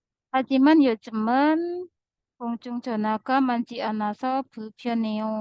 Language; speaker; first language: Korean; non-native, fluent; Indonesian